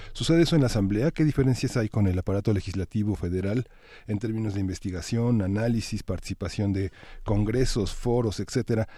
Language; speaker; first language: Spanish; native; Spanish